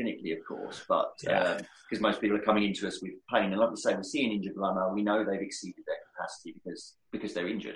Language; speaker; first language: English; native; English